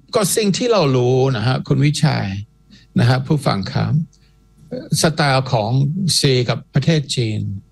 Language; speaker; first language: Thai; non-native, fluent; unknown